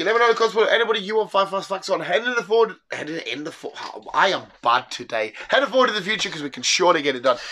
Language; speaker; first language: English; native; English